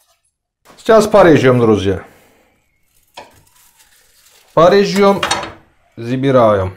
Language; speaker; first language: Russian; non-native, learner; Turkish